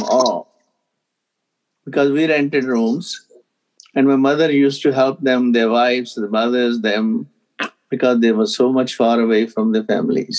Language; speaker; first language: English; non-native, local second language; Punjabi